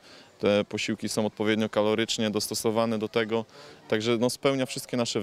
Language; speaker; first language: Polish; native; Polish